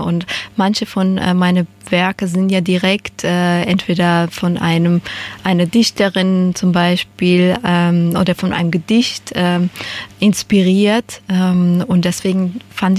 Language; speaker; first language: German; non-native, fluent; Persian